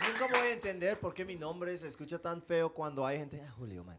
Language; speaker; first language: Spanish; non-native, fluent; English